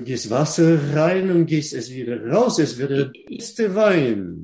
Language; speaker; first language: German; non-native, fluent; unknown